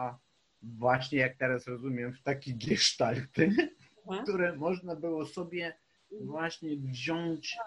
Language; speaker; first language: Polish; non-native, fluent; Ukrainian